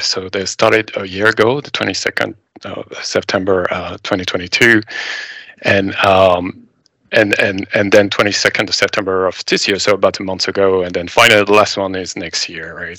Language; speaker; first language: English; non-native, fluent; French